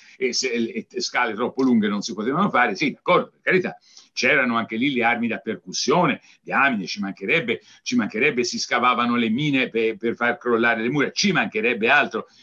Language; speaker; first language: Italian; native; Italian